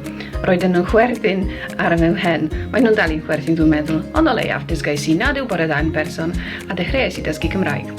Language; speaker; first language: Welsh; non-native, learner; Polish